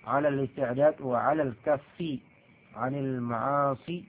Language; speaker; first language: Arabic; non-native, fluent; Indonesian